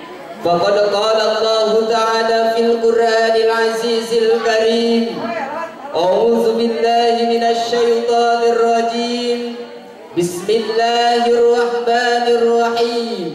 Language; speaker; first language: Arabic; non-native, learner; Indonesian